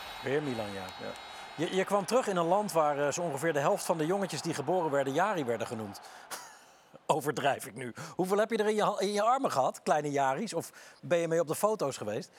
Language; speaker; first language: Dutch; native; Dutch